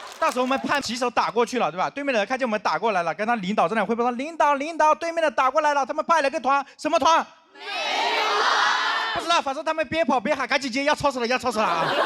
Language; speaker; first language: Chinese; non-native, local second language; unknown